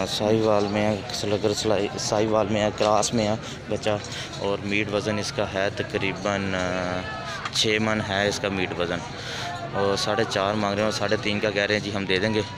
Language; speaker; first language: Urdu; non-native, local second language; Punjabi